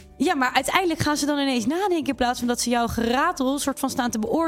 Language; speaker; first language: Dutch; native; Dutch